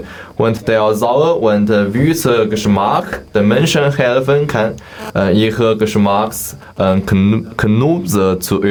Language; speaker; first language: German; non-native, learner; Chinese